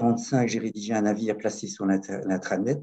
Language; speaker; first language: French; native; French